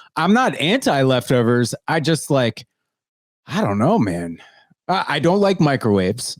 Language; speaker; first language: English; native; English